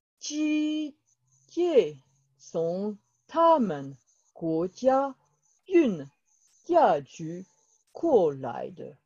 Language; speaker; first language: Chinese; non-native, learner; French